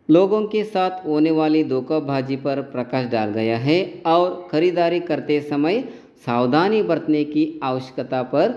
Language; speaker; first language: Hindi; non-native, local second language; Kannada